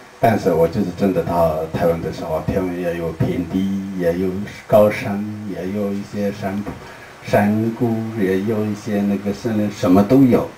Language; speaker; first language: Chinese; non-native, local second language; Tibetan